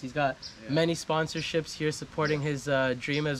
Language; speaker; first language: English; native; English